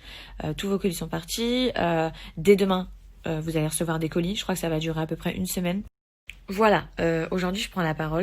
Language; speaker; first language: French; native; French